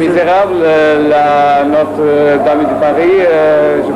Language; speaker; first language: French; non-native, fluent; Portuguese